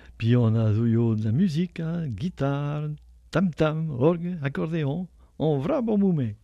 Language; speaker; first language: French; native; French